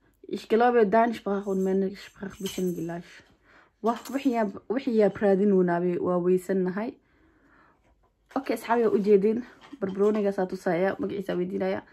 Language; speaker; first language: German; non-native, learner; Somali